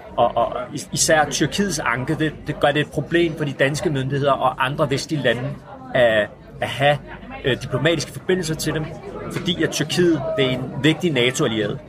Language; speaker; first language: Danish; early bilingual, other home language; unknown